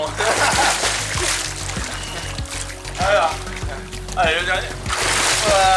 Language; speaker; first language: French; native; French